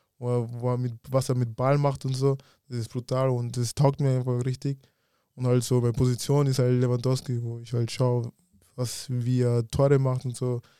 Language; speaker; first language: German; early bilingual, other home language; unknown